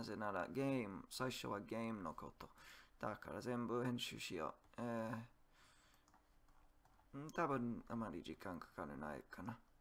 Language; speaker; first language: Japanese; non-native, learner; English